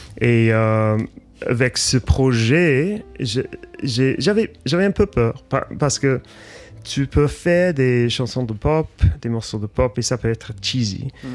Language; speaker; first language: French; non-native, fluent; English